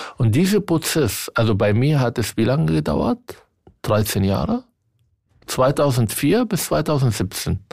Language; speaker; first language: German; non-native, fluent; Arabic